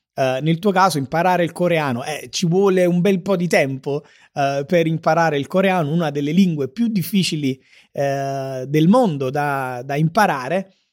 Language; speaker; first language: Italian; native; Italian